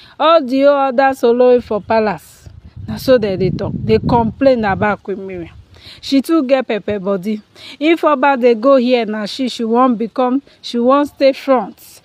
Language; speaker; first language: Nigerian Pidgin; non-native, local second language; Yoruba